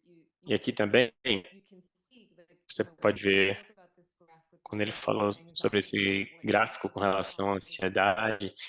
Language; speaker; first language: Portuguese; non-native, fluent; English